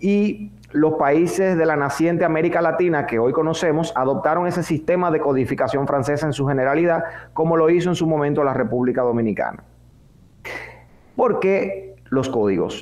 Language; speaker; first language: Spanish; native; Spanish